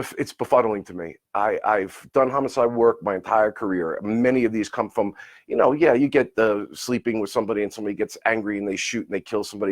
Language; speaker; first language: English; native; English